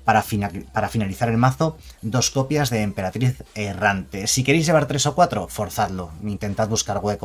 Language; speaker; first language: Spanish; native; Spanish